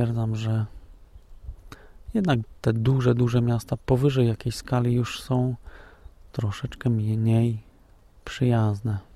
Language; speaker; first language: Polish; native; Polish